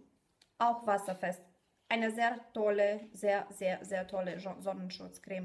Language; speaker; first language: German; non-native, fluent; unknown